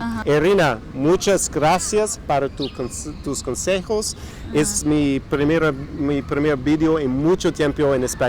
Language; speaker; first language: Spanish; non-native, fluent; English